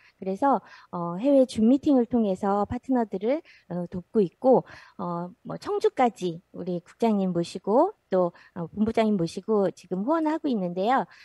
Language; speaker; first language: Korean; native; Korean